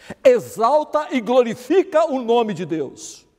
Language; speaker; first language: Portuguese; native; Portuguese